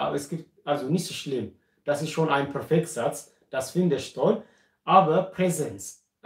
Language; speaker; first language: German; non-native, fluent; Amharic